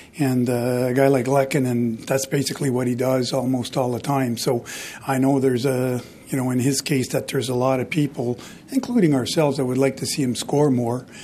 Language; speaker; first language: English; non-native, fluent; French